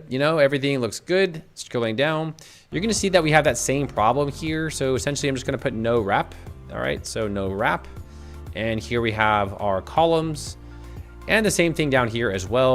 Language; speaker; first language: English; native; English